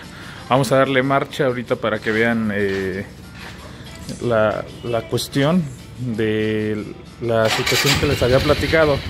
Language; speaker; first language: Spanish; native; Spanish